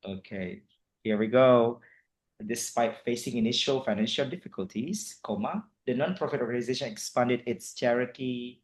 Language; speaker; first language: English; non-native, fluent; Indonesian